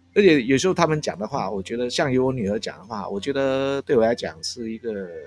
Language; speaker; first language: Chinese; native; Chinese